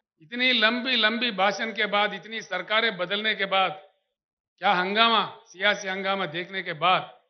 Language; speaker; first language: Hindi; non-native, local second language; Telugu